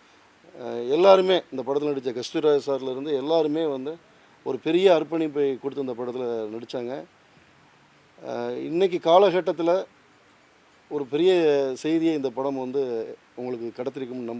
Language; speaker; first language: Tamil; native; Tamil